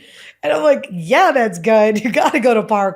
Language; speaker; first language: English; native; English